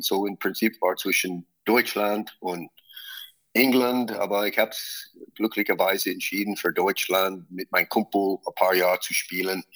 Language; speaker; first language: German; non-native, fluent; English